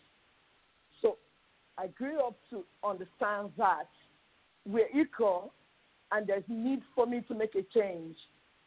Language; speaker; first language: English; non-native, local second language; Yoruba